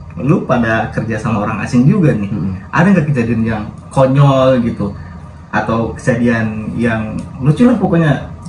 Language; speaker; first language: Indonesian; native; Indonesian